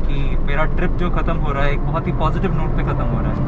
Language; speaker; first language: Hindi; native; Hindi